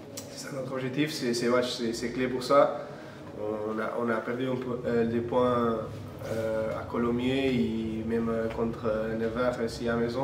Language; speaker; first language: French; non-native, fluent; Portuguese